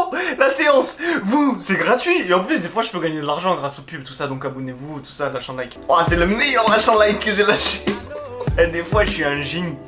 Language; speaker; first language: French; native; French